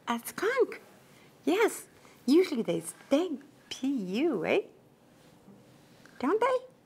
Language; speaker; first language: English; non-native, local second language; French